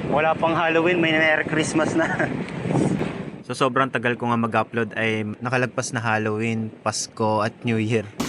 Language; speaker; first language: Filipino; native; Filipino